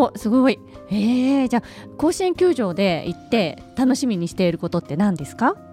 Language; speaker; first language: Japanese; native; Japanese